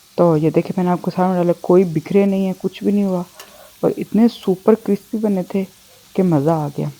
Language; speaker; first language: Urdu; non-native, local second language; Punjabi